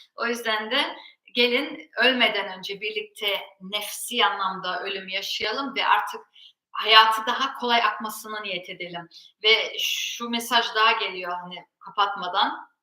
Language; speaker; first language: Turkish; early bilingual, heritage; Turkish